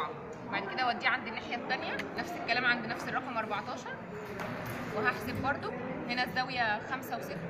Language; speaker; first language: Arabic; native; Arabic